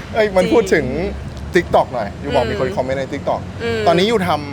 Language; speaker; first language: Thai; native; Thai